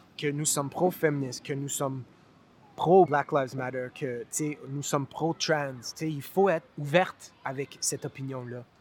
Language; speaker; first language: French; non-native, local second language; English